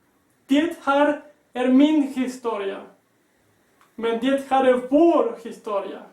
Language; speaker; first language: Swedish; non-native, learner; Spanish